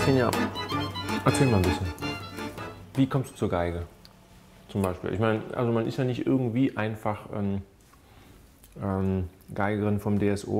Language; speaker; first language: German; native; German